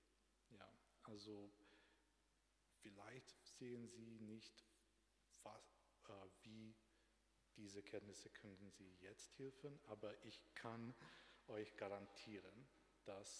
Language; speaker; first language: German; non-native, fluent; Romanian